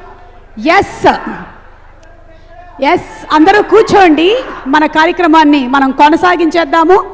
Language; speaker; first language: Telugu; native; Telugu